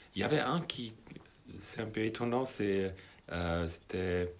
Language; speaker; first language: French; non-native, fluent; German